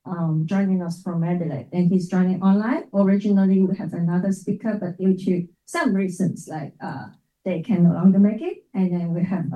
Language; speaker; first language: English; non-native, local second language; Cantonese